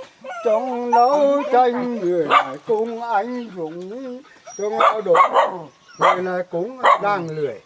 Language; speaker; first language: Vietnamese; native; Vietnamese